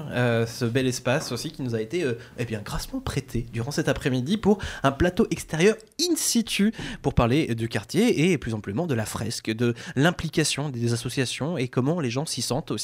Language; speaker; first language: French; native; French